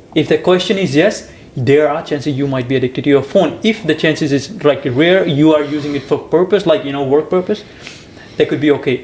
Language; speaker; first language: English; non-native, local second language; Punjabi